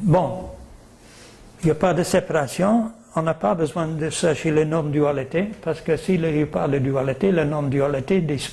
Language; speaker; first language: French; non-native, learner; English